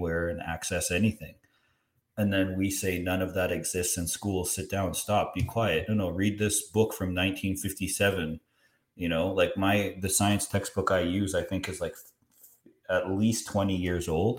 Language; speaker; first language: English; native; English